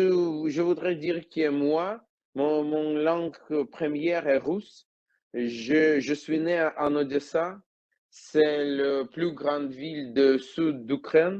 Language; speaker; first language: French; non-native, learner; Ukrainian